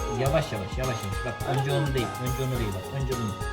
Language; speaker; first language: Turkish; native; Turkish